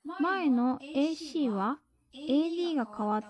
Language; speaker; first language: Japanese; non-native, learner; Korean